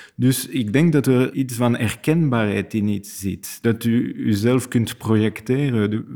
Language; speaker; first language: Dutch; non-native, fluent; French